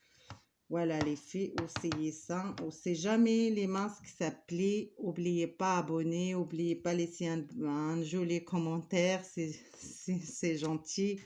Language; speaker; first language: French; non-native, learner; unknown